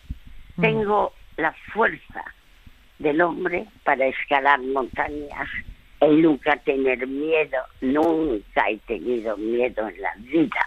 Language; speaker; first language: Spanish; early bilingual, other home language; French